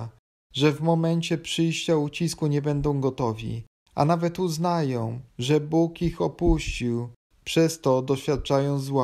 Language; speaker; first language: Polish; native; Polish